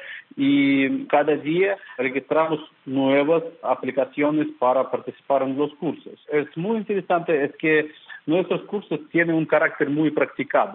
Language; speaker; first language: Spanish; non-native, fluent; Russian